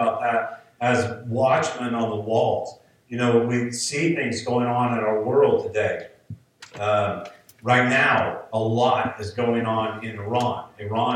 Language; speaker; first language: English; native; English